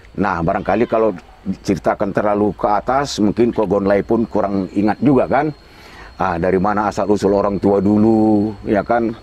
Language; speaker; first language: Indonesian; native; Indonesian